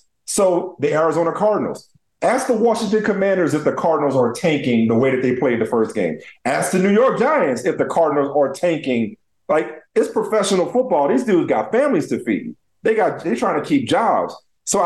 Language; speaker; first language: English; native; English